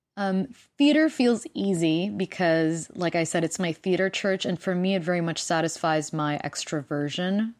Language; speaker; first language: English; non-native, fluent; Spanish